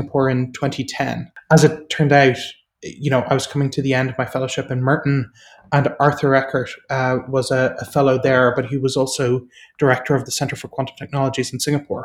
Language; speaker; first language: English; native; English